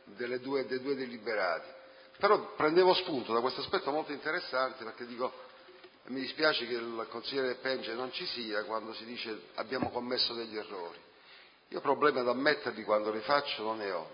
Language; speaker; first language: Italian; native; Italian